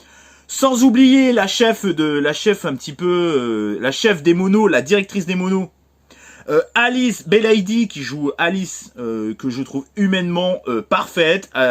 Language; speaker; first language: French; native; French